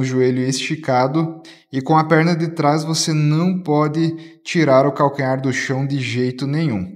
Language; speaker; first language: Portuguese; native; Portuguese